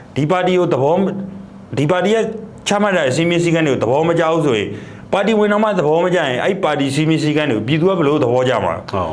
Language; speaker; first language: Burmese; native; Burmese